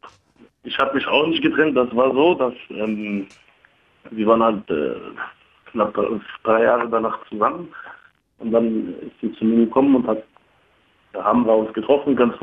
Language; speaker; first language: German; early bilingual, other home language; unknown